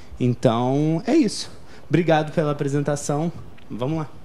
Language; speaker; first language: Portuguese; native; Portuguese